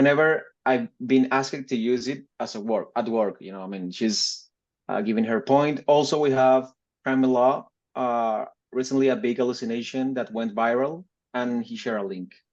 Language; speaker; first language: English; non-native, fluent; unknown